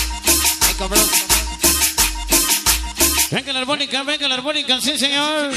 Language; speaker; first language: Spanish; native; Spanish